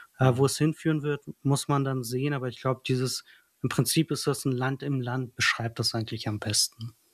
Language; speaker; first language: German; early bilingual, other home language; Kurdish